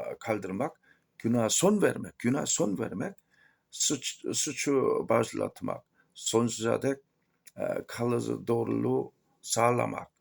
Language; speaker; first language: Turkish; non-native, fluent; Korean